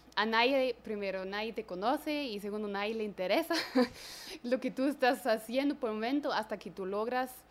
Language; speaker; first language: Spanish; non-native, fluent; German